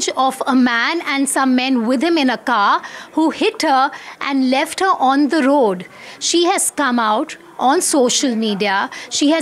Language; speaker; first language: English; non-native, local second language; Hindi